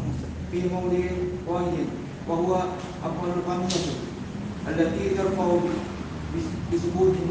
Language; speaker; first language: Arabic; non-native, learner; Indonesian